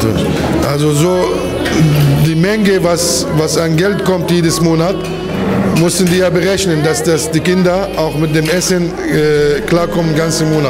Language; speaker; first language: German; non-native, fluent; Arabic